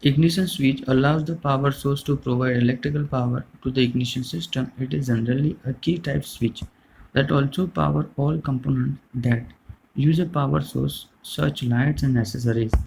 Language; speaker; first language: English; non-native, local second language; Gujarati